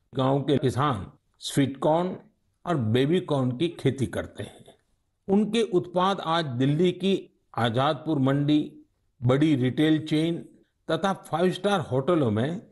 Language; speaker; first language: Hindi; native; Hindi